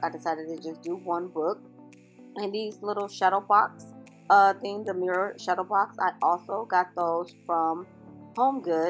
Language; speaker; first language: English; native; English